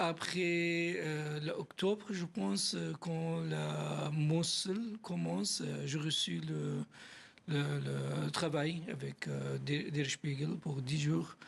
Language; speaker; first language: French; non-native, learner; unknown